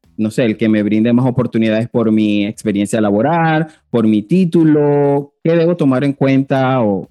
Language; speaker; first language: Spanish; native; Spanish